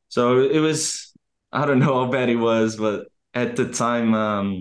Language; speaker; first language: English; non-native, fluent; Portuguese